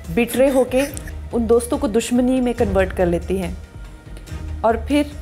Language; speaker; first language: Hindi; native; Hindi